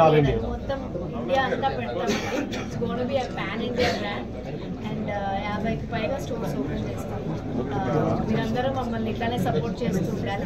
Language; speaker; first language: Telugu; native; Telugu